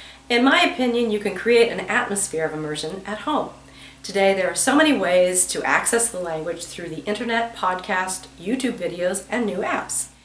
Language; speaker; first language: English; native; English